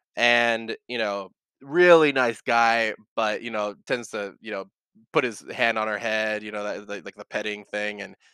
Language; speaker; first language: English; native; English